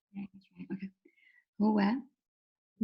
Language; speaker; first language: Arabic; non-native, learner; English